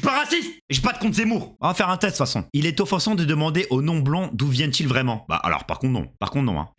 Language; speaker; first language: French; native; French